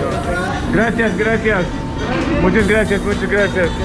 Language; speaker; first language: Spanish; non-native, learner; English